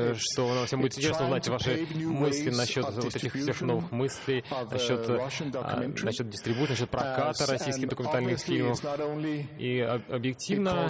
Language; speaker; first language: Russian; native; Russian